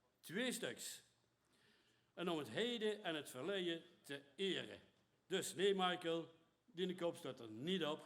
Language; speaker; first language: Dutch; native; Dutch